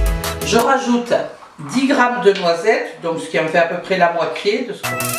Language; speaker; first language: French; native; French